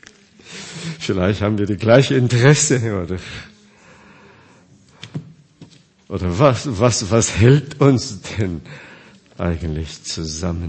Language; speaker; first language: German; non-native, fluent; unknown